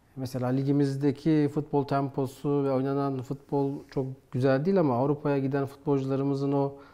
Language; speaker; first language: Turkish; native; Turkish